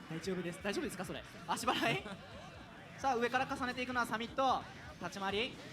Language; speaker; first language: Japanese; native; Japanese